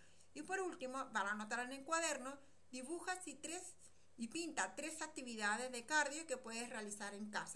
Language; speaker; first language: Spanish; native; Spanish